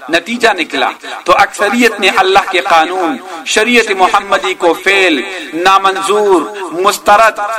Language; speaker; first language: Urdu; non-native, local second language; Pashto